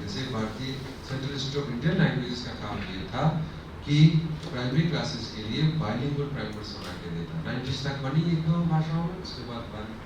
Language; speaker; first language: Hindi; non-native, local second language; Maithili